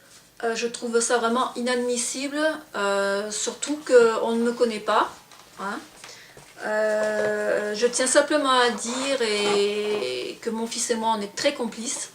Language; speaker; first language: French; native; French